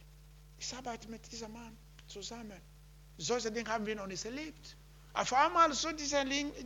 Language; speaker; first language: German; non-native, learner; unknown